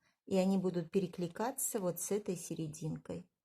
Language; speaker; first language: Russian; native; Russian